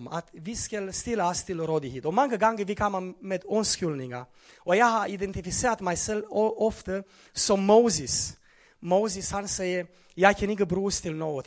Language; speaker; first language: Swedish; non-native, learner; Romanian